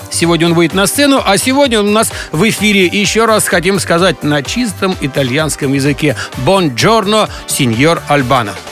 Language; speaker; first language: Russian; native; Russian